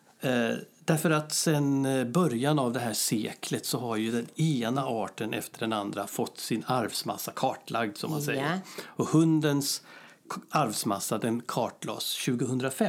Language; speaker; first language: Swedish; native; Swedish